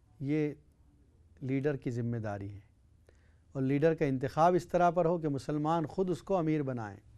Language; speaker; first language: Urdu; native; Urdu